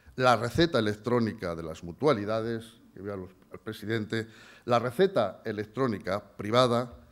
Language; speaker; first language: Spanish; native; Spanish